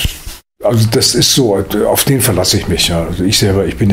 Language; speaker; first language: German; native; German